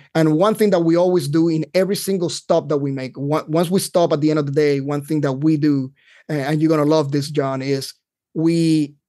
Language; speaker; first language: English; non-native, fluent; Spanish